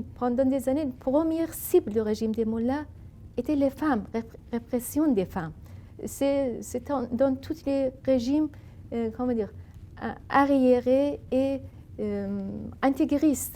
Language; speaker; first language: French; non-native, fluent; Persian